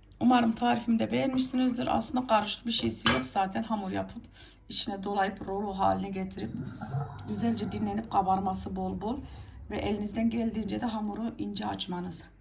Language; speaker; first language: Turkish; native; Turkish